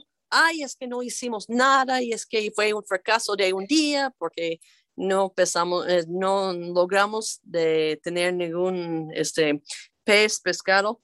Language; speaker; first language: Spanish; non-native, fluent; English